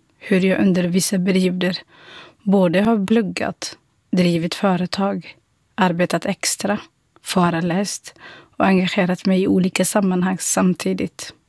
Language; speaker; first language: Swedish; non-native, fluent; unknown